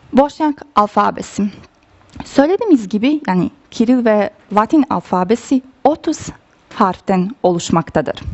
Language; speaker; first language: Turkish; non-native, fluent; Bosnian